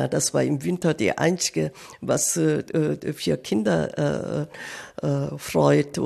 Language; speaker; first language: German; non-native, fluent; Korean